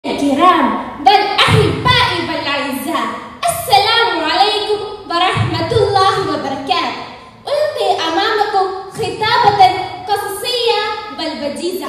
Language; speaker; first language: Arabic; non-native, learner; Malayalam